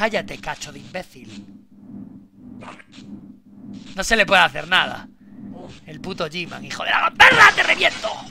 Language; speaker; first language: Spanish; native; Spanish